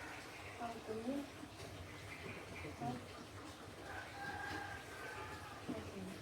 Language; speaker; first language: English; non-native, learner; Indonesian